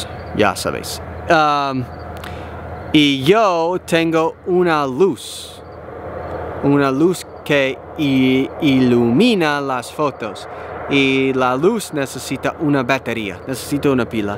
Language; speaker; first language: Spanish; non-native, learner; English